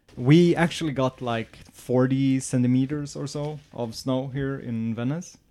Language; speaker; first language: English; non-native, fluent; Swedish